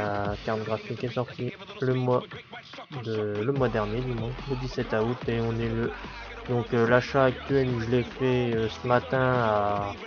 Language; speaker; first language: French; native; French